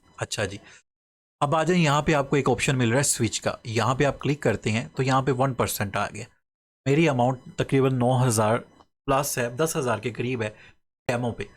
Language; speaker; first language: Urdu; non-native, local second language; Punjabi